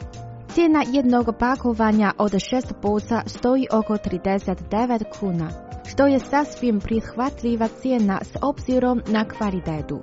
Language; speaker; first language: Croatian; non-native, fluent; Chinese